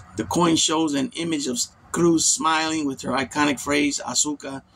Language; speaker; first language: English; native; English